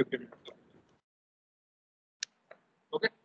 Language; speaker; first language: English; non-native, local second language; Gujarati